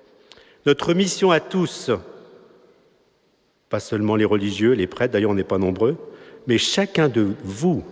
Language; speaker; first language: French; native; French